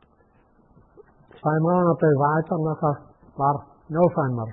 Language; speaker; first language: German; native; German